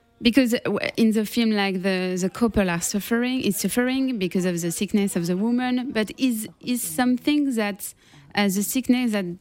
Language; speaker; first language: English; non-native, learner; French